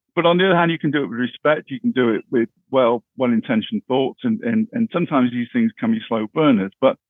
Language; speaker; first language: English; native; English